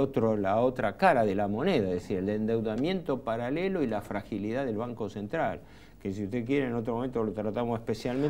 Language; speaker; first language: Spanish; native; Spanish